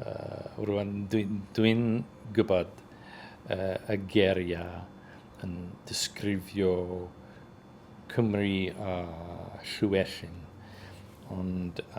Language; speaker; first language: Welsh; non-native, learner; English